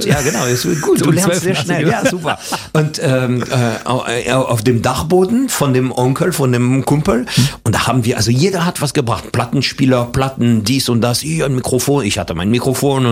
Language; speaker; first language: German; non-native, fluent; French